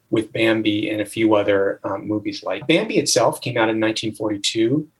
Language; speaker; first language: English; native; English